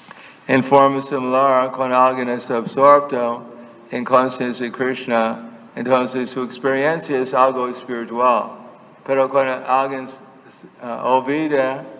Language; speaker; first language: Spanish; non-native, fluent; English